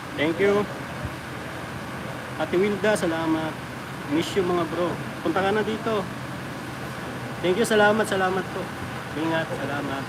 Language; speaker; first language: Filipino; native; Filipino